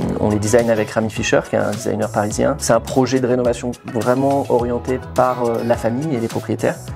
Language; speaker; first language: French; native; French